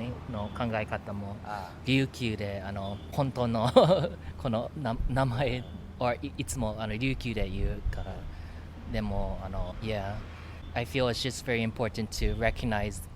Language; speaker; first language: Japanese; early bilingual, heritage; English